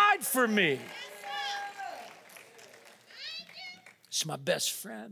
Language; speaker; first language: English; native; English